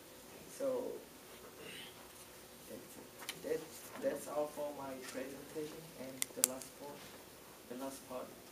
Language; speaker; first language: English; non-native, learner; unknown